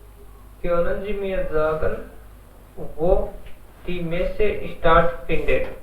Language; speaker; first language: German; non-native, learner; Hindi